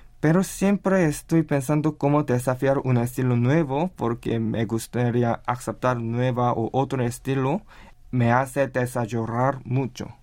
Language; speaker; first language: Spanish; non-native, learner; Korean